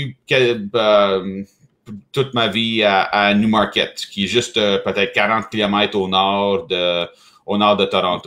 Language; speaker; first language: French; native; French